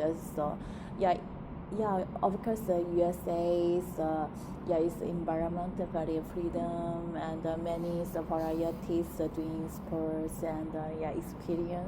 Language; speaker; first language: English; non-native, learner; Korean